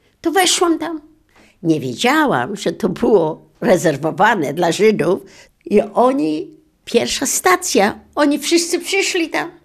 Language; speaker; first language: Polish; non-native, local second language; Yiddish